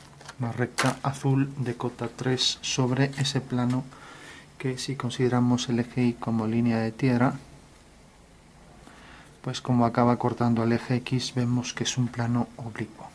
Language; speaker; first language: Spanish; native; Spanish